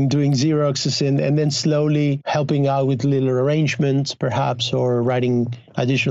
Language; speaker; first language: English; non-native, fluent; Spanish